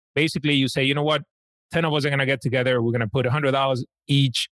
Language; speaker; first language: English; early bilingual, other home language; Spanish